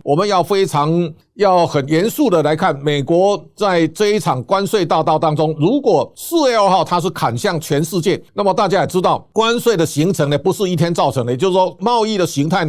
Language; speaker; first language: Chinese; native; Chinese